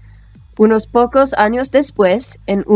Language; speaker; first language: Spanish; non-native, learner; English